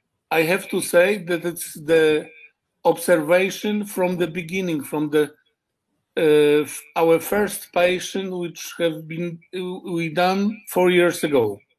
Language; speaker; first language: English; non-native, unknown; Polish